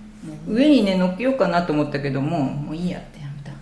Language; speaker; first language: Japanese; native; Japanese